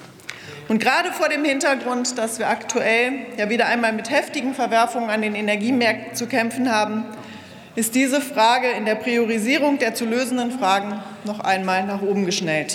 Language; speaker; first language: German; native; German